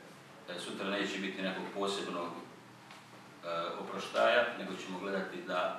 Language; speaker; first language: Croatian; native; Croatian